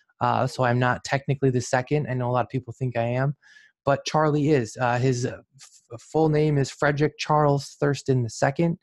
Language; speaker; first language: English; native; English